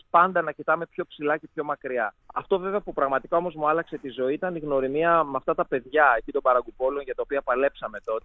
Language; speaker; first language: Greek; native; Greek